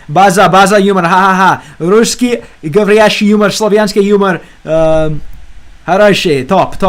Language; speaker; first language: Russian; non-native, learner; English